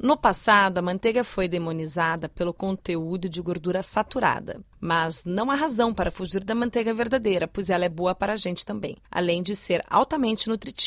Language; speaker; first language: Portuguese; native; Portuguese